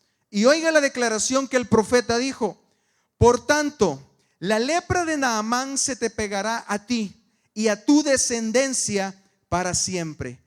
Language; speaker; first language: Spanish; native; Spanish